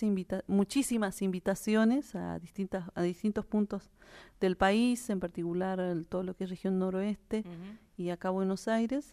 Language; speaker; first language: Spanish; native; Spanish